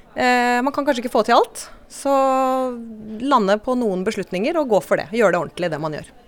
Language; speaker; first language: Norwegian; native; Norwegian